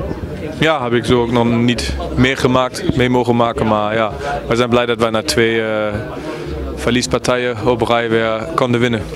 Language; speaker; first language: Dutch; non-native, fluent; German